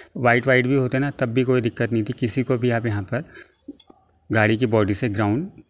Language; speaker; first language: Hindi; native; Hindi